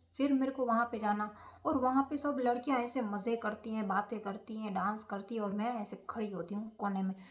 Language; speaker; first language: Hindi; non-native, local second language; Gujarati